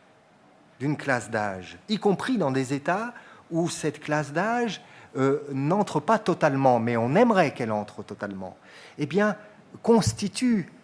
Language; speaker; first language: French; native; French